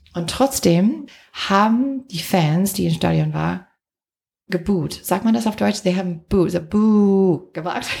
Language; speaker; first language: German; non-native, fluent; English